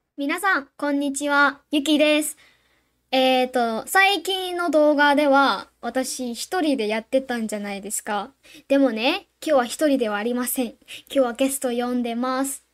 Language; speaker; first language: Japanese; non-native, fluent; Burmese